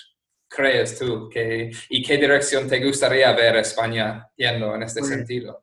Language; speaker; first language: Spanish; non-native, fluent; English